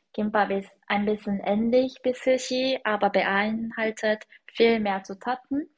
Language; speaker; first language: German; non-native, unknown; Korean